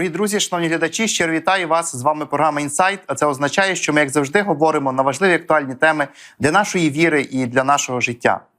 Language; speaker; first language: Ukrainian; native; Ukrainian